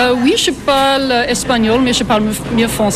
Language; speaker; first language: French; non-native, fluent; English